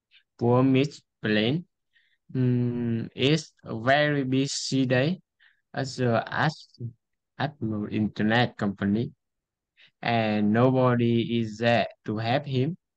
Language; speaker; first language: English; non-native, learner; Vietnamese